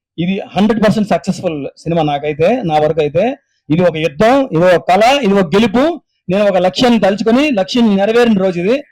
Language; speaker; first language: Telugu; native; Telugu